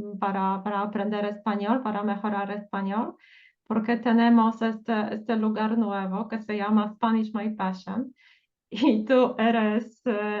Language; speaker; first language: Spanish; non-native, fluent; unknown